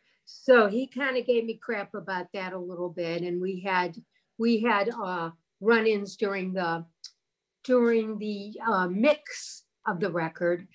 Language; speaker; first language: English; native; English